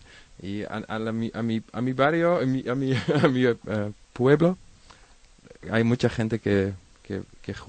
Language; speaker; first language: Spanish; non-native, learner; Dutch